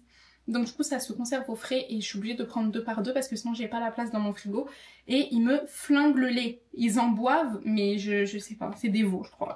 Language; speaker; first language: French; native; French